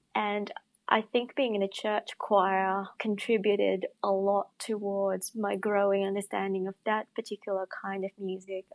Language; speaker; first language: English; non-native, fluent; Indonesian